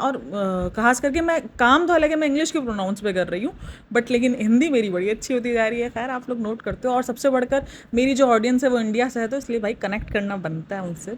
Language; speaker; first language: Urdu; native; Urdu